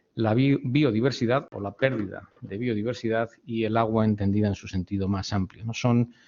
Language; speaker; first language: Spanish; native; Spanish